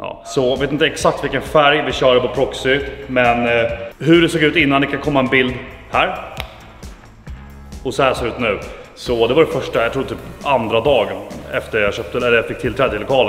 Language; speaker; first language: Swedish; native; Swedish